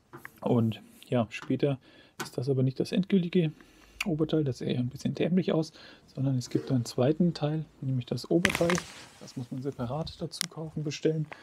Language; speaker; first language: German; native; German